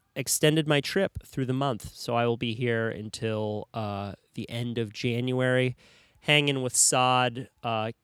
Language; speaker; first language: English; native; English